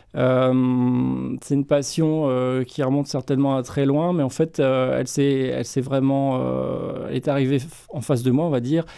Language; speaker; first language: French; native; French